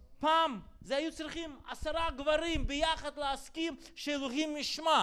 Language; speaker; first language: Hebrew; non-native, fluent; Russian